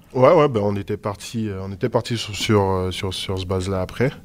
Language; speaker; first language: French; native; French